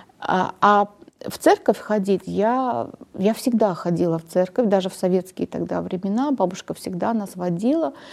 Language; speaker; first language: Russian; non-native, local second language; Armenian